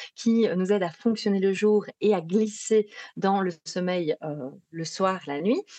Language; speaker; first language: French; native; French